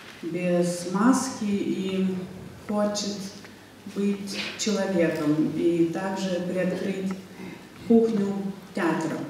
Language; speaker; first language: Russian; non-native, fluent; Lithuanian